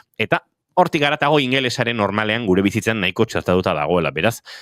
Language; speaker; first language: Basque; non-native, local second language; Spanish